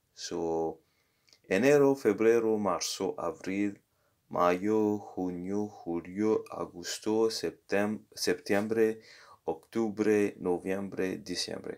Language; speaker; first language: Spanish; non-native, learner; Morisyen